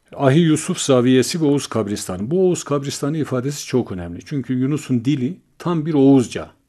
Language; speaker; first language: Turkish; native; Turkish